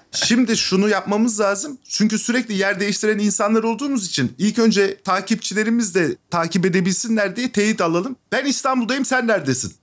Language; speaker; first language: Turkish; native; Turkish